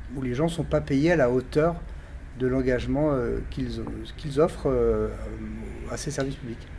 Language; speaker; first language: French; native; French